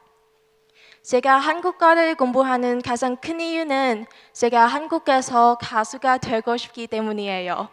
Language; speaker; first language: Korean; non-native, learner; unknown